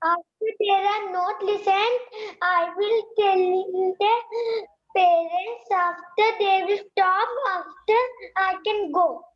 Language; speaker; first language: English; non-native, learner; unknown